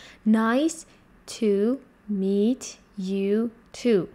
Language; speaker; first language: English; non-native, fluent; Georgian